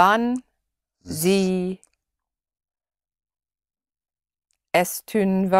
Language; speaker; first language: German; non-native, learner; English